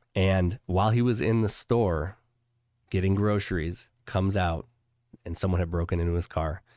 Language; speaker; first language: English; native; English